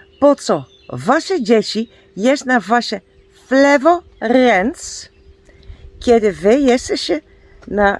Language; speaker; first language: Polish; non-native, learner; Dutch